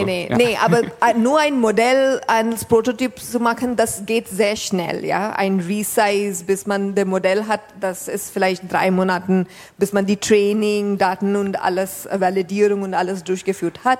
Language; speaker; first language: German; non-native, fluent; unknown